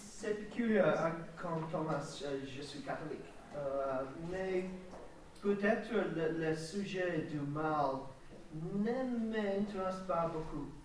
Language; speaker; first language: French; non-native, learner; English